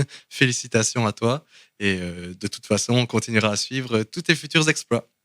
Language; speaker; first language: French; native; French